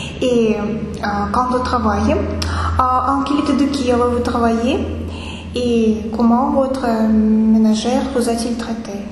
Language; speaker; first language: French; non-native, fluent; Russian